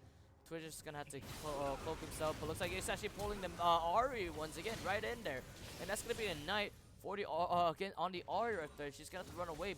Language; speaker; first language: English; native; English